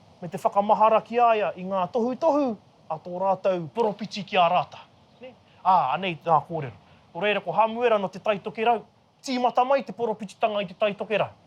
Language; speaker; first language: Māori; native; Māori